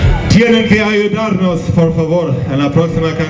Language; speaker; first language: Spanish; non-native, learner; German